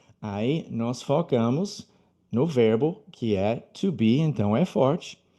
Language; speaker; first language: Portuguese; non-native, fluent; English